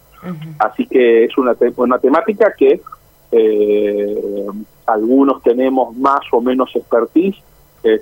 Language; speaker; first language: Spanish; native; Spanish